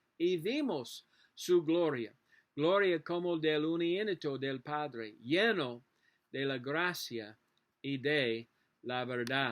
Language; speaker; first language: Spanish; non-native, learner; English